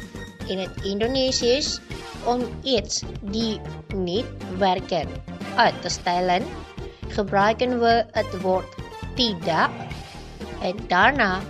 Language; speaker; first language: Dutch; non-native, learner; Indonesian